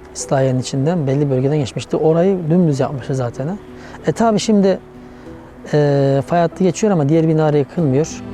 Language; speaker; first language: Turkish; native; Turkish